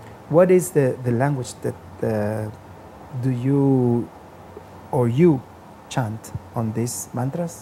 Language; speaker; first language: English; non-native, learner; Spanish